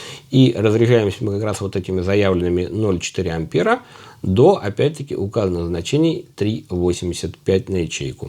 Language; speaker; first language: Russian; native; Russian